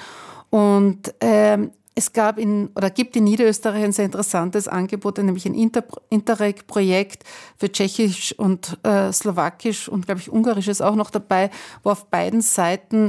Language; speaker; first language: German; native; German